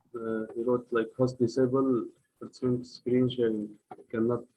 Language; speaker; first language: English; non-native, learner; Turkish